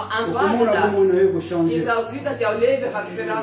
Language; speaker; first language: Dutch; non-native, learner; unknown